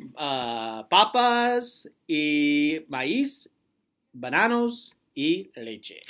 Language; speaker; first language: Spanish; non-native, learner; English